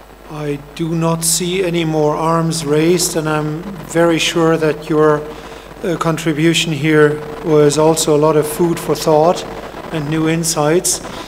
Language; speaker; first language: English; non-native, fluent; German